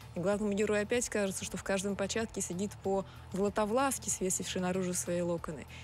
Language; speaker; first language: Russian; native; Russian